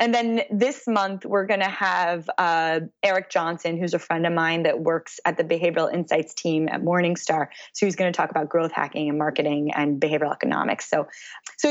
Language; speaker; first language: English; native; English